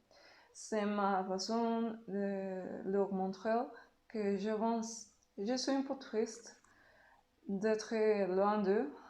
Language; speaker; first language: French; non-native, learner; Spanish